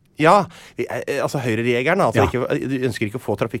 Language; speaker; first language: Norwegian; native; Norwegian